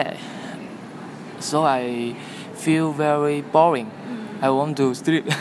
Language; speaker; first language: English; non-native, learner; Cantonese